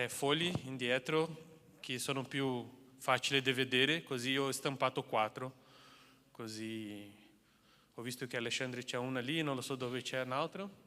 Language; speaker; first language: Italian; non-native, fluent; Portuguese